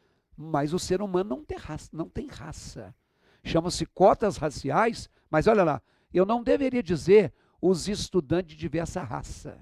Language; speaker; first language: Portuguese; native; Portuguese